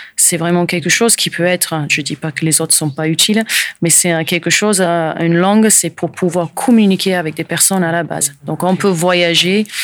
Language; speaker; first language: French; non-native, fluent; English